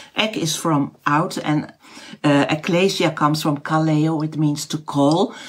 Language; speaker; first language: English; non-native, fluent; Dutch